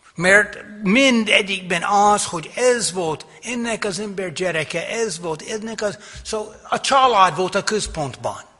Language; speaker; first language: Hungarian; non-native, fluent; English